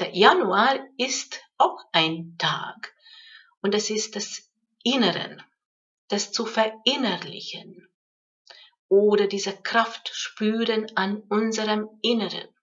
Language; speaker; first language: German; non-native, fluent; Hungarian